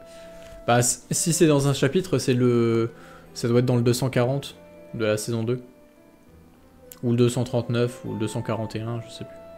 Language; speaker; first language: French; native; French